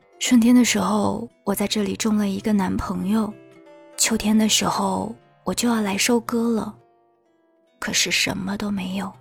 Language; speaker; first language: Chinese; native; Chinese